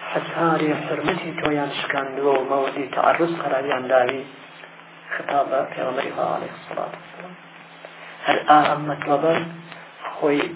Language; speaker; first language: Central Kurdish; non-native, local second language; Gurani